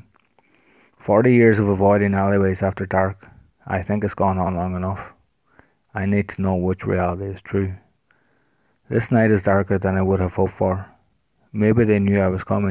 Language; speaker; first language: English; native; English